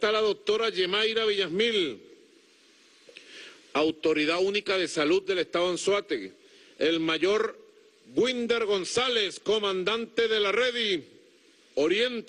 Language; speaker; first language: Spanish; native; Spanish